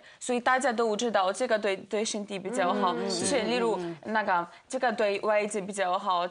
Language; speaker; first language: Chinese; non-native, fluent; Ukrainian